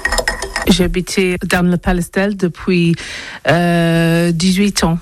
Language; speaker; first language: French; non-native, learner; English